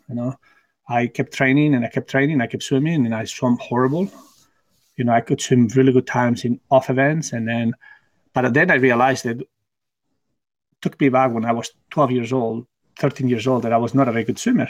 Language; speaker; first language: English; non-native, fluent; Spanish